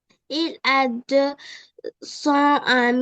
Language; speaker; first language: French; non-native, learner; Arabic